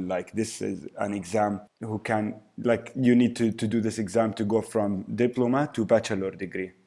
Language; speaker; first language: English; early bilingual, other home language; Arabic